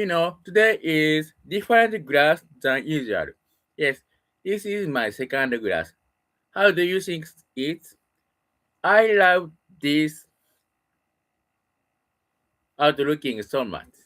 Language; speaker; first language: English; non-native, learner; Japanese